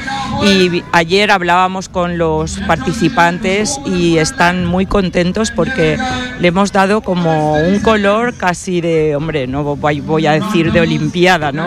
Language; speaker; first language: Spanish; native; Spanish